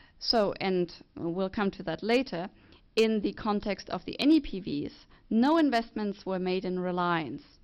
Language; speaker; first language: English; non-native, fluent; German